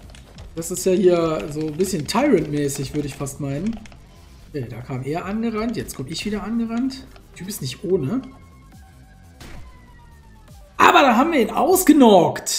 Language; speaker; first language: German; native; German